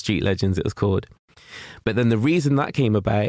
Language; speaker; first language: English; native; English